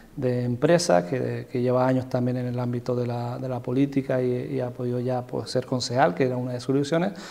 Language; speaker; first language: Spanish; native; Spanish